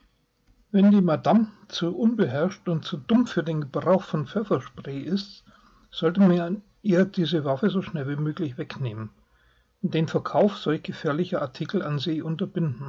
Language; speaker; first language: German; native; German